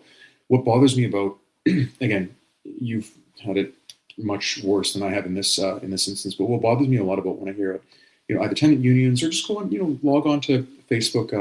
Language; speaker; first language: English; native; English